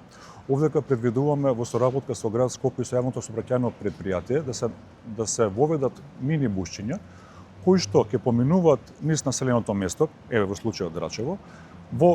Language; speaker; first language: Macedonian; native; Macedonian